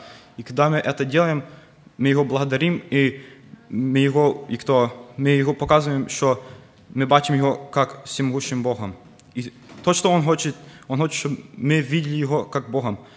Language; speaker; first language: Russian; early bilingual, heritage; Russian